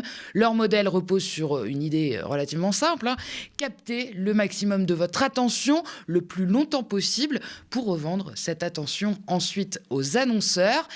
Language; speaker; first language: French; native; French